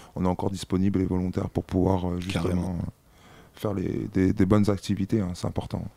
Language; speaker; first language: French; native; French